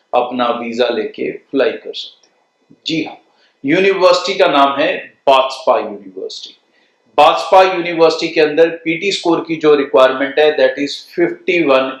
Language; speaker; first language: Hindi; non-native, local second language; Punjabi